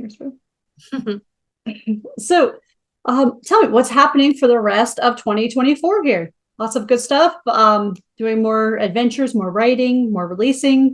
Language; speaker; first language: English; native; English